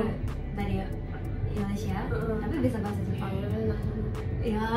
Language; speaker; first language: Indonesian; non-native, fluent; Japanese